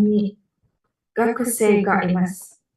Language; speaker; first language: Japanese; non-native, learner; Indonesian